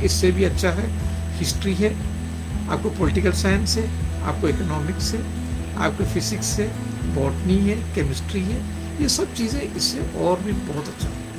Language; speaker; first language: Hindi; non-native, local second language; Malayalam